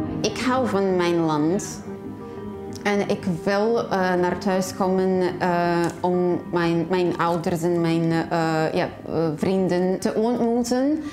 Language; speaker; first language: Dutch; non-native, learner; Ukrainian